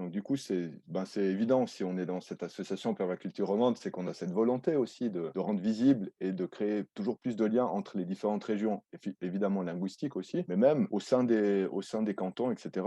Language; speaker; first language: French; native; French